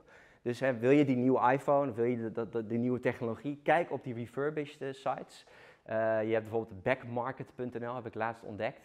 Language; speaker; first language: Dutch; native; Dutch